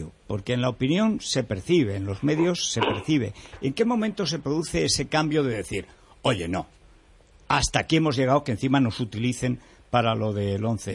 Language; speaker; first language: Spanish; native; Spanish